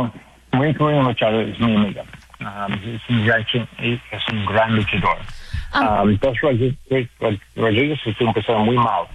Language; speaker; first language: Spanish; non-native, learner; English